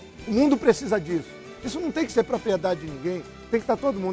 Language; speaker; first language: Portuguese; native; Portuguese